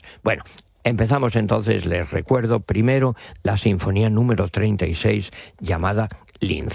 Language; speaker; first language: Spanish; native; Spanish